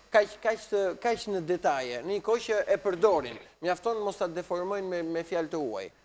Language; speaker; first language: Albanian; native; Albanian